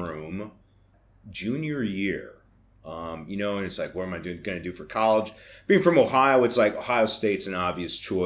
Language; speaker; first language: English; native; English